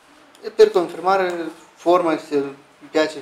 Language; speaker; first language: Italian; non-native, learner; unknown